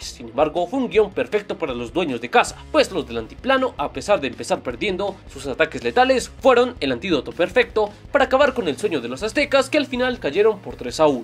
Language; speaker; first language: Spanish; native; Spanish